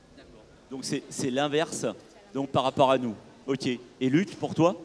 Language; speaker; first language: French; native; French